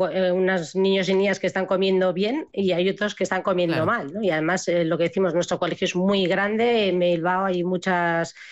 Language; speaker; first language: Spanish; native; Spanish